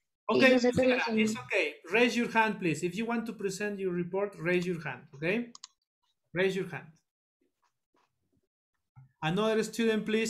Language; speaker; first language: English; non-native, learner; Spanish